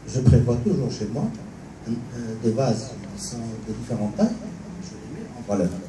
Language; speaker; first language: French; non-native, local second language; Arabic